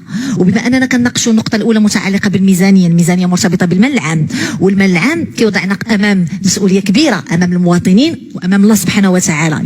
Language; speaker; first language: Arabic; native; Arabic